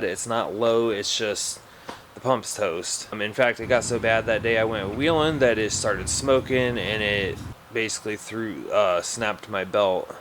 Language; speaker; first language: English; native; English